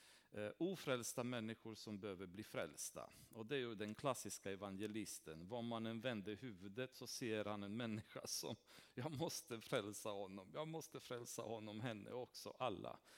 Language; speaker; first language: Swedish; non-native, fluent; Romanian